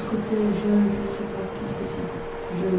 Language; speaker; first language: French; non-native, learner; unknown